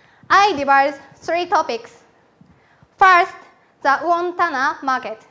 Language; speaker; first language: English; non-native, learner; Japanese